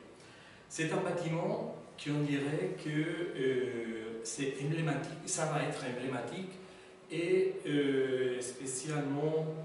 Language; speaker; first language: French; non-native, learner; Spanish